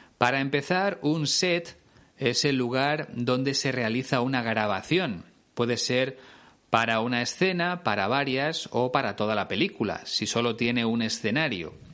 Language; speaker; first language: Spanish; native; Spanish